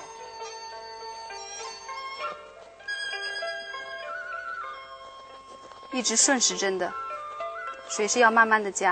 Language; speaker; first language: Chinese; native; Chinese